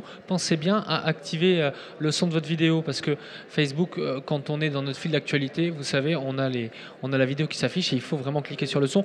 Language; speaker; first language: French; native; French